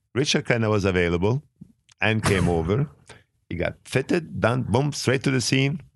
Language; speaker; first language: English; non-native, fluent; Arabic